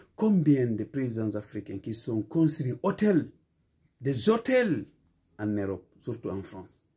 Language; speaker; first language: French; non-native, local second language; Fula